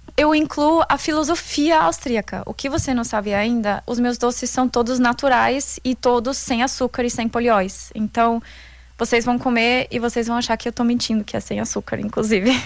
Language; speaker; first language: Portuguese; non-native, fluent; German